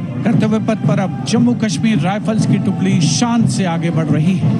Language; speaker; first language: Hindi; native; Hindi